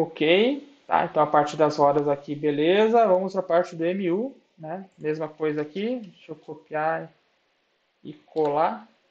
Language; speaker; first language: Portuguese; native; Portuguese